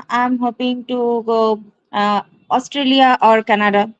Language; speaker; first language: English; non-native, learner; Bangla